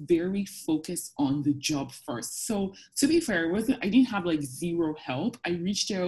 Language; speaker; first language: English; non-native, local second language; Yoruba